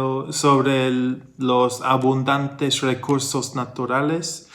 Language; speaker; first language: Spanish; non-native, fluent; English